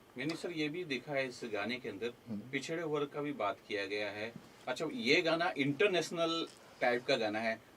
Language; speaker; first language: Hindi; native; Hindi